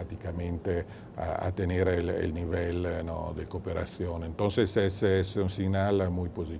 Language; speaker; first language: Spanish; non-native, fluent; Italian